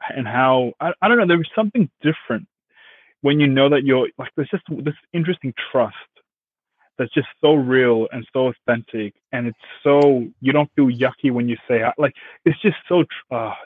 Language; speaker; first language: English; early bilingual, other home language; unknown